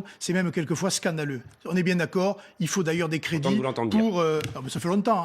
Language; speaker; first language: French; native; French